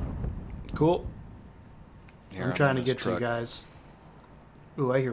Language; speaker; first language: English; native; English